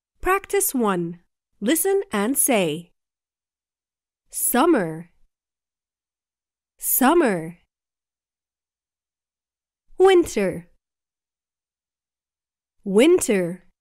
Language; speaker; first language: English; non-native, fluent; Arabic